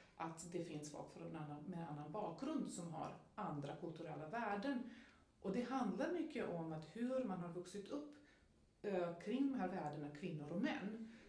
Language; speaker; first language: Swedish; non-native, fluent; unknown